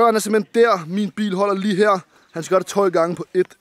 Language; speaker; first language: Danish; native; Danish